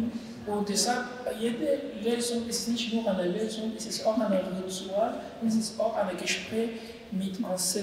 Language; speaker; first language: German; non-native, learner; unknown